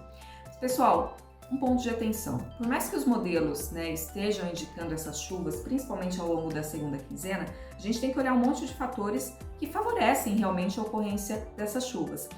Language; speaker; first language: Portuguese; native; Portuguese